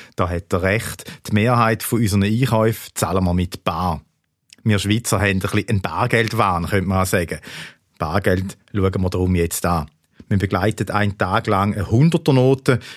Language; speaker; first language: German; native; German